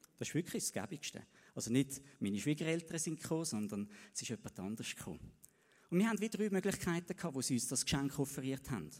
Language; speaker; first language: German; native; German